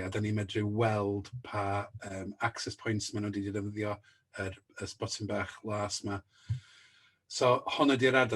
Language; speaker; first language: Welsh; native; Welsh